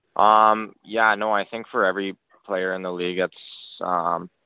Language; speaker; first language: English; native; English